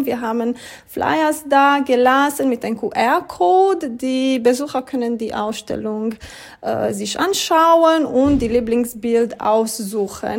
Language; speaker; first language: German; non-native, fluent; Romanian